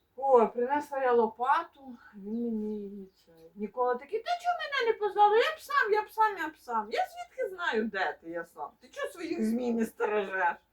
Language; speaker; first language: Ukrainian; native; Ukrainian